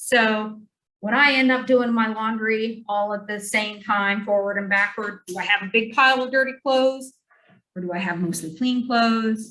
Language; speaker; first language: English; native; English